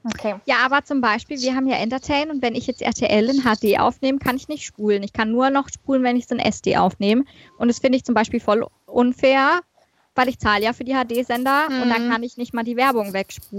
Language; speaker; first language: German; native; German